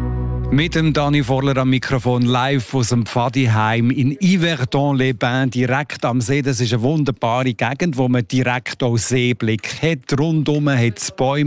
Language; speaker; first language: German; native; German